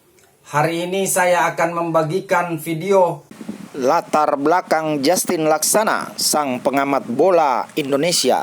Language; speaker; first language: Indonesian; native; Indonesian